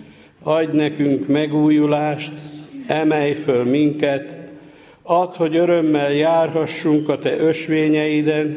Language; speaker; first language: Hungarian; native; Hungarian